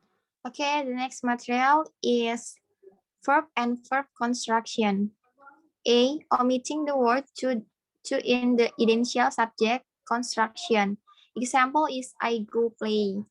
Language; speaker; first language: English; non-native, fluent; Indonesian